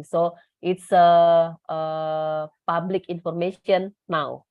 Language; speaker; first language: English; non-native, learner; Indonesian